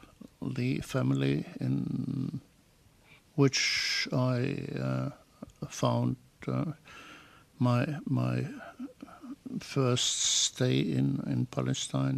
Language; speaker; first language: English; non-native, fluent; German